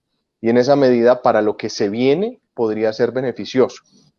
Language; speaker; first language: Spanish; native; Spanish